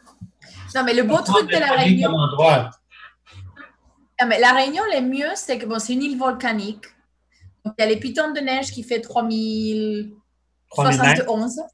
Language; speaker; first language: French; non-native, fluent; Spanish